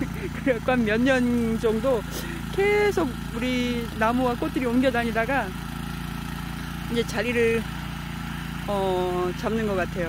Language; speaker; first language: Korean; native; Korean